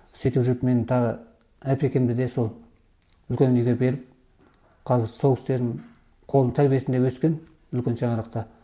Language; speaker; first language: Kazakh; early bilingual, heritage; Kazakh